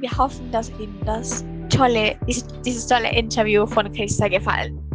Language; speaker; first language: German; non-native, learner; Spanish